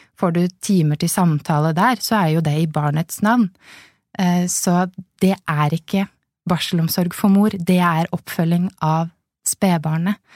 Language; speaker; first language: Norwegian; native; Norwegian